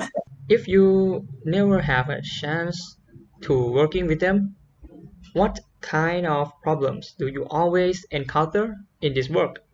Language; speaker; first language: English; non-native, learner; Thai